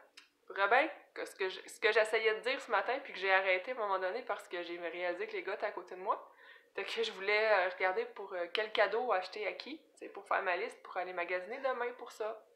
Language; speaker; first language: French; native; French